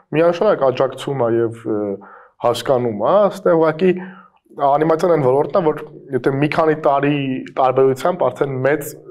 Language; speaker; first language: Armenian; native; Armenian